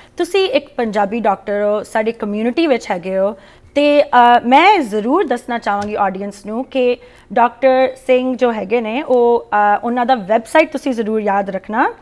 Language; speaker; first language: Punjabi; early bilingual, heritage; Punjabi